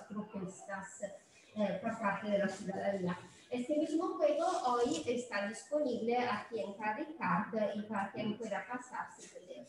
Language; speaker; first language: Spanish; non-native, fluent; Italian